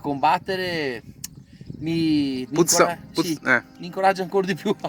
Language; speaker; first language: Italian; native; Italian